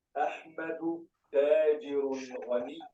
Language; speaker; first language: Arabic; non-native, learner; Urdu